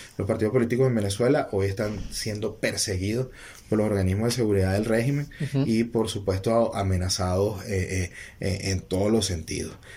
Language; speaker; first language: Spanish; native; Spanish